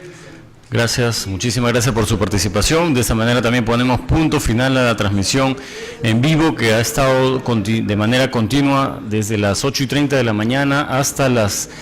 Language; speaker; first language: Spanish; native; Spanish